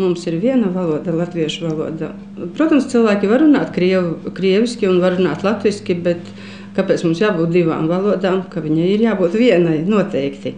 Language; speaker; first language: Latvian; non-native, local second language; Russian